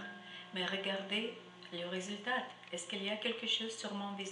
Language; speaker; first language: French; non-native, learner; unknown